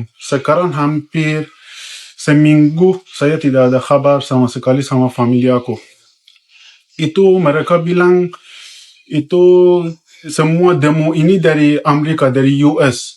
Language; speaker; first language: Indonesian; non-native, fluent; Persian